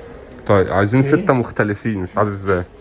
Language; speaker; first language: Arabic; native; Arabic